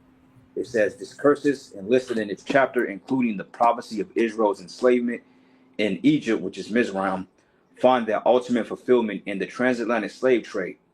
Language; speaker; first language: English; native; English